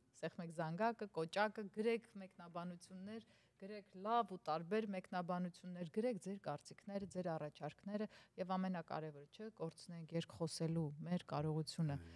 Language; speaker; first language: Armenian; native; Armenian